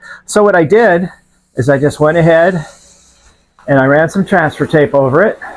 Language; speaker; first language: English; native; English